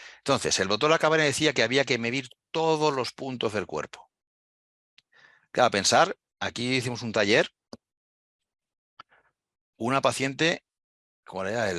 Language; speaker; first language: Spanish; native; Spanish